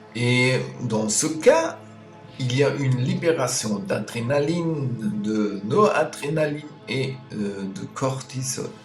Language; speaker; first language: French; non-native, fluent; German